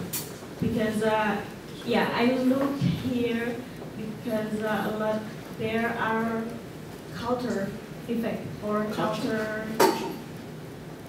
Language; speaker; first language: English; non-native, learner; Indonesian